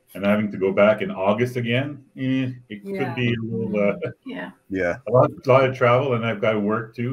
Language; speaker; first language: English; native; English